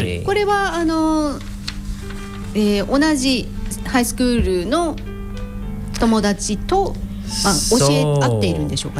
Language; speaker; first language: Japanese; native; Japanese